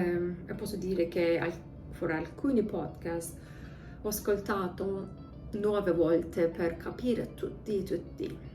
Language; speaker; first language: Italian; non-native, learner; English